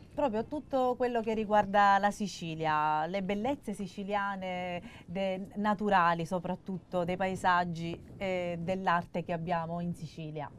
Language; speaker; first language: Italian; native; Italian